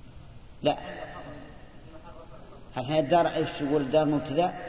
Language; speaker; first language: Arabic; native; Arabic